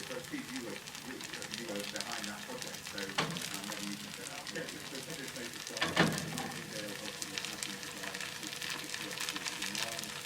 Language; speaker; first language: English; native; English